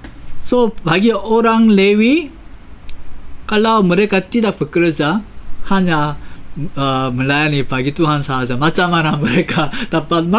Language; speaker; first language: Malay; non-native, fluent; Korean